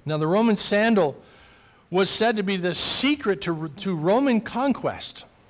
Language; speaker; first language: English; native; English